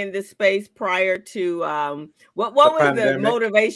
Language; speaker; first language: English; native; English